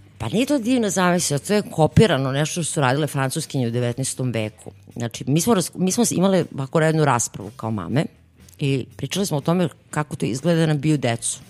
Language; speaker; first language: Serbian; native; Serbian